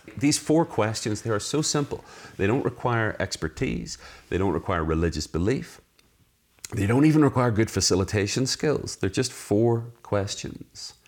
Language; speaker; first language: English; native; English